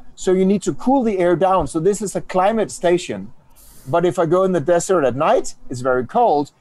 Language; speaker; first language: English; non-native, fluent; Danish